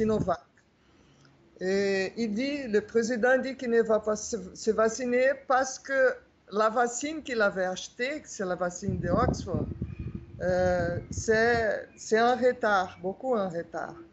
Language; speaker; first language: French; non-native, fluent; Portuguese